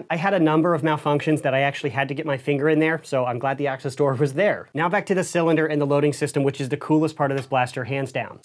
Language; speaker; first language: English; native; English